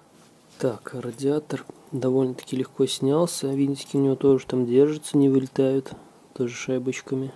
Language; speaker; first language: Russian; native; Russian